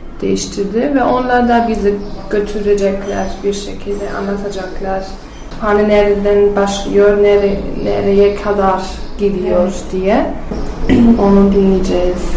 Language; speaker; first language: Turkish; non-native, learner; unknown